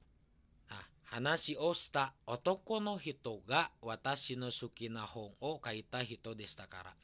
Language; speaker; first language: Japanese; non-native, fluent; Indonesian